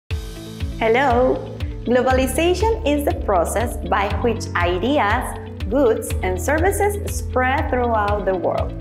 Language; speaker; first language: English; non-native, fluent; Spanish